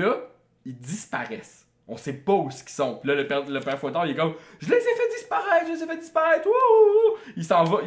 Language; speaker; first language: French; native; French